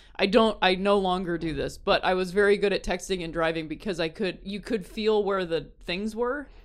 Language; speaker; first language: English; native; English